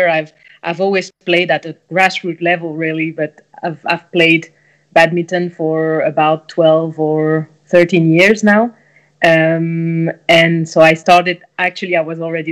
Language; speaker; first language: English; non-native, fluent; French